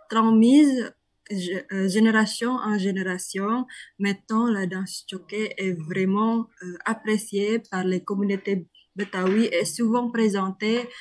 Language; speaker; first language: French; non-native, learner; Indonesian